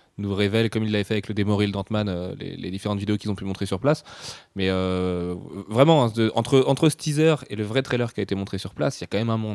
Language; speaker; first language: French; native; French